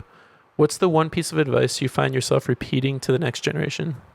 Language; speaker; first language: English; native; English